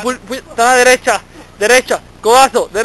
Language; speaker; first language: Spanish; native; Spanish